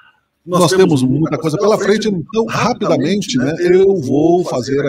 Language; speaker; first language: Portuguese; native; Portuguese